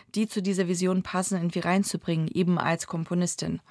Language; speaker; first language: German; early bilingual, other home language; Russian